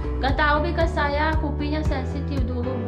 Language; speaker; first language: Indonesian; non-native, learner; English